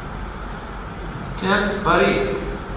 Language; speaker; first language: Hebrew; non-native, fluent; Russian